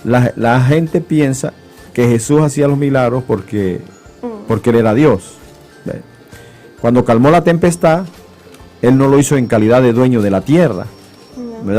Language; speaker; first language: Spanish; native; Spanish